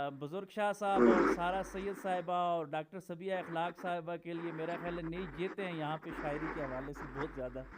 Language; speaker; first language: Urdu; non-native, local second language; Pahari-Potwari